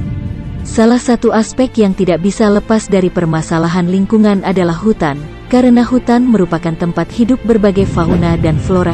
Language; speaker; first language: Indonesian; native; Indonesian